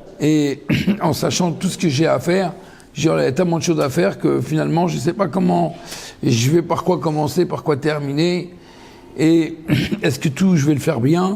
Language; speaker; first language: French; native; French